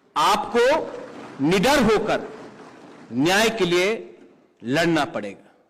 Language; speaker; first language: Hindi; non-native, local second language; Kok Borok